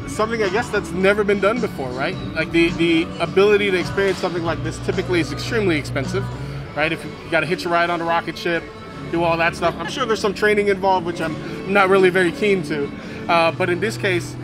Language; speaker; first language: English; native; English